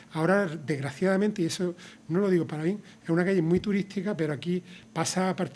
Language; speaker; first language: Spanish; native; Spanish